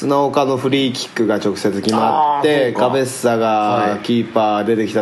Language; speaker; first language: Japanese; native; Japanese